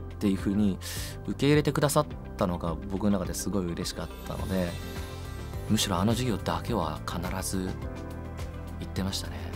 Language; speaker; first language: Japanese; early bilingual, heritage; Japanese